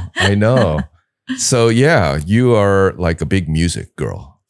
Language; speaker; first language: English; native; English